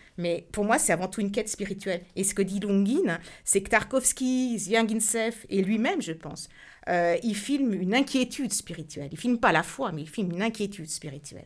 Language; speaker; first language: French; native; French